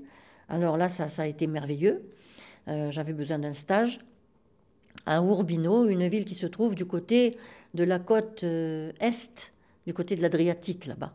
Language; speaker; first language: French; native; French